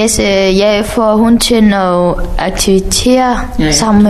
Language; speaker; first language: Danish; non-native, fluent; Vietnamese